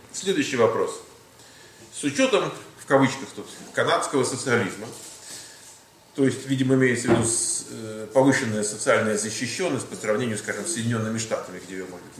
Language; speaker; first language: Russian; native; Russian